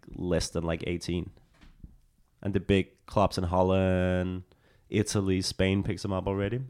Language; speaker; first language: English; non-native, fluent; Danish